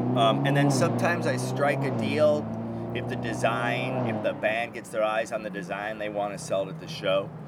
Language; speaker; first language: English; native; English